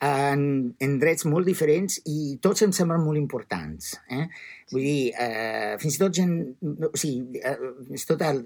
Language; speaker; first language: Catalan; non-native, fluent; Italian